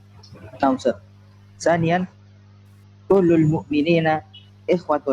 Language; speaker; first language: Arabic; non-native, learner; Indonesian